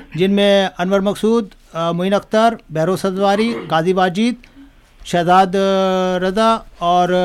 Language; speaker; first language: Urdu; native; Urdu